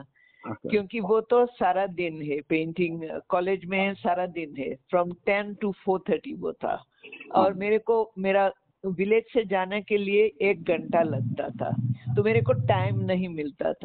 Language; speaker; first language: Hindi; non-native, local second language; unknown